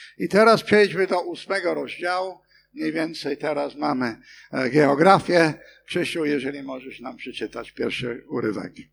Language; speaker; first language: Polish; non-native, fluent; English